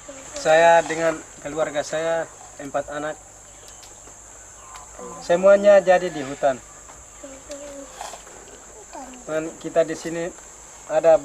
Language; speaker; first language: Indonesian; non-native, local second language; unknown